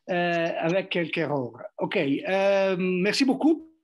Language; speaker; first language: French; non-native, fluent; Italian